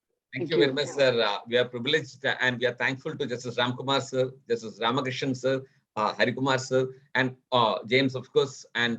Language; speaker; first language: English; non-native, local second language; Malayalam